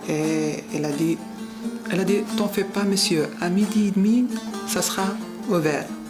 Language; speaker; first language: French; non-native, learner; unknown